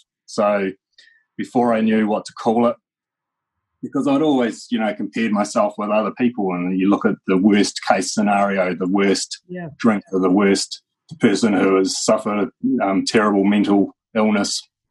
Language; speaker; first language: English; native; English